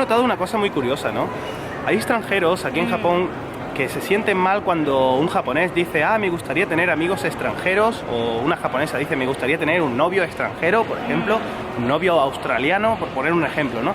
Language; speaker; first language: Spanish; native; Spanish